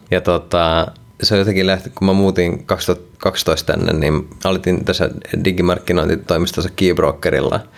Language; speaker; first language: Finnish; non-native, local second language; Swedish